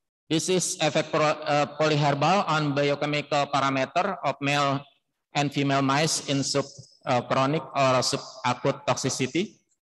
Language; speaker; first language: English; non-native, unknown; Indonesian